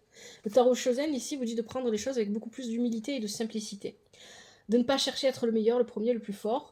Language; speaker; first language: French; native; French